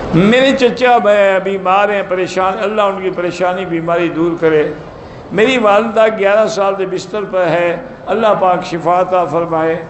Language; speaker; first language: Urdu; native; Urdu